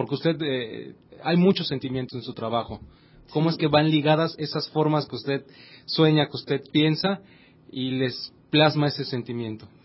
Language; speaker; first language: Spanish; native; Spanish